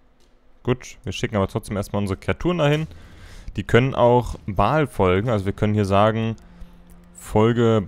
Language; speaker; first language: German; native; German